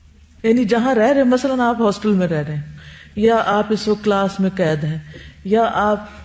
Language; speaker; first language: Urdu; native; Urdu